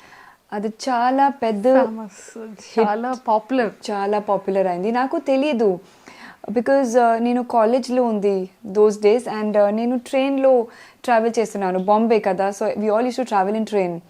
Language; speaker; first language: Telugu; non-native, learner; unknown